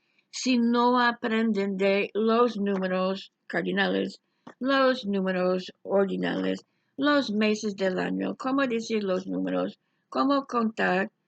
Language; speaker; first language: Spanish; non-native, fluent; English